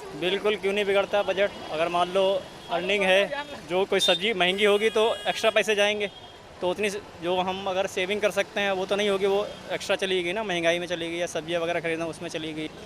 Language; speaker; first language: Hindi; native; Hindi